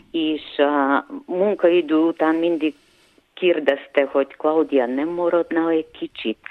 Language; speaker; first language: Hungarian; non-native, fluent; Bulgarian